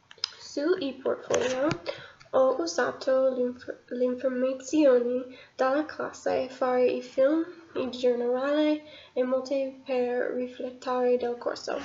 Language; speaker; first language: Italian; non-native, learner; English